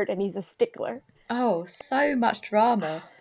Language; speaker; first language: English; native; English